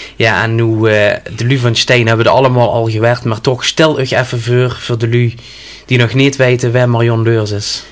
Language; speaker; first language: Dutch; native; Dutch